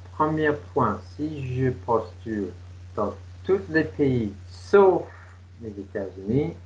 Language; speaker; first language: French; non-native, fluent; English